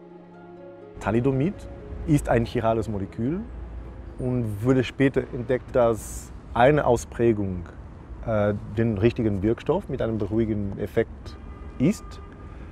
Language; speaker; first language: German; non-native, fluent; Portuguese